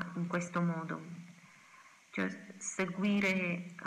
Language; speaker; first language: Italian; non-native, fluent; Kazakh